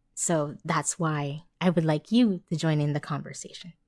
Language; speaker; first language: English; non-native, local second language; Filipino